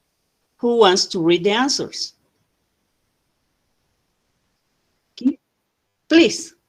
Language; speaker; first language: English; non-native, fluent; Spanish